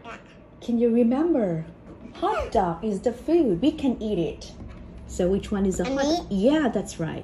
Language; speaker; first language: English; non-native, fluent; Thai